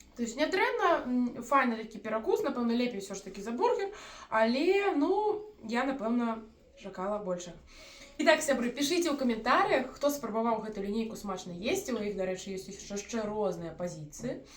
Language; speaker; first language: Belarusian; non-native, local second language; Russian